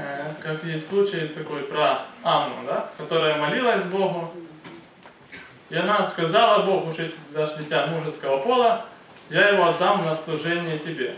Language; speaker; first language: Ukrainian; non-native, local second language; Russian